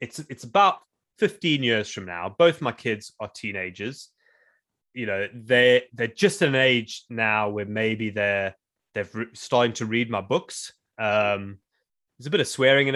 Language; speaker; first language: English; native; English